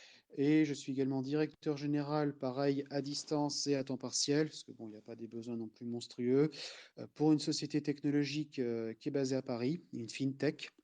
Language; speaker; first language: French; native; French